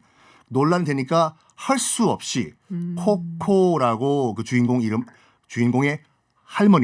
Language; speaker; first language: Korean; native; Korean